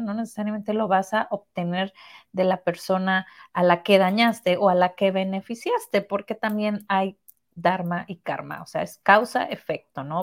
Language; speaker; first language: Spanish; native; Spanish